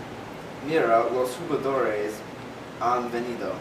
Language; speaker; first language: Spanish; non-native, learner; English